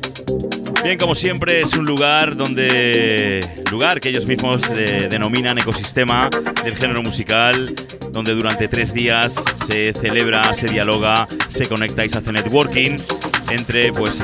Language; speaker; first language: Spanish; native; Spanish